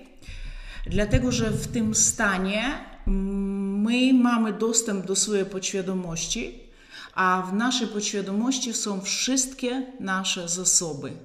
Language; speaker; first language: Polish; non-native, fluent; Russian